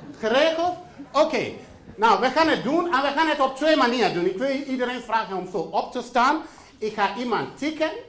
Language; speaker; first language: Dutch; non-native, fluent; English